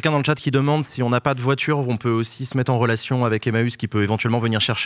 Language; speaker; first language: French; native; French